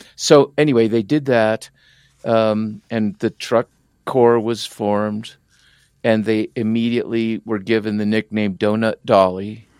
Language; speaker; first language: English; early bilingual, other home language; Spanish